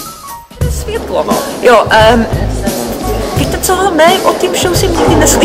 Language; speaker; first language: Czech; early bilingual, heritage; Czech